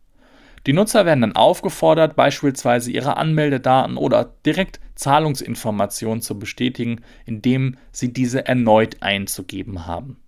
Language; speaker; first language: German; native; German